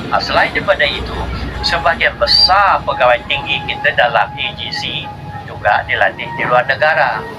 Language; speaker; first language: Malay; native; Malay